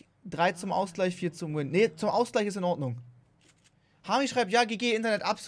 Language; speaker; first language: German; native; German